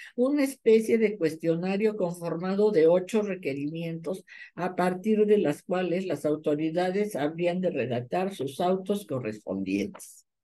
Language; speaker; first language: Spanish; native; Spanish